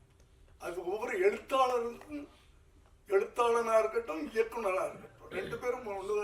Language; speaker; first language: Tamil; native; Tamil